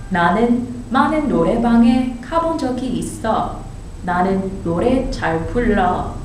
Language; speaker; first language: Korean; non-native, learner; English